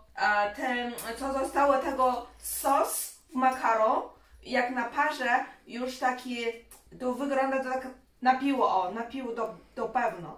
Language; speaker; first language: Polish; non-native, learner; Chinese